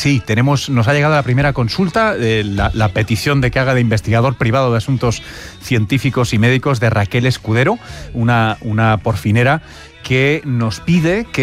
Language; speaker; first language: Spanish; native; Spanish